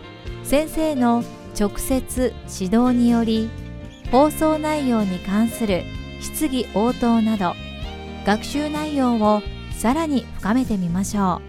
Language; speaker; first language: Japanese; native; Japanese